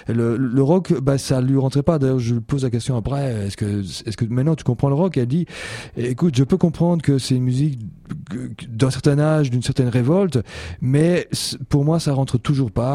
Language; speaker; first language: French; native; French